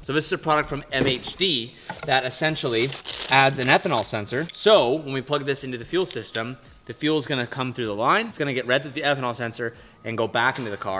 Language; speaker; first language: English; native; English